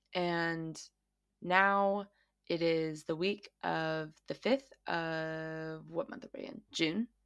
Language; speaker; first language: English; native; English